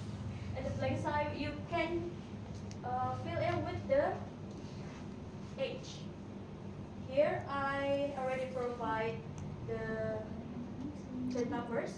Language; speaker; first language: English; non-native, fluent; Indonesian